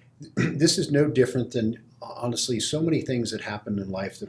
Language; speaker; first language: English; native; English